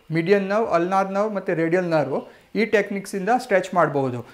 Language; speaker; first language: Kannada; non-native, local second language; Gujarati